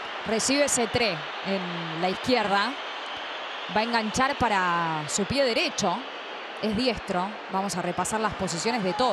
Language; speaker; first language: Spanish; native; Spanish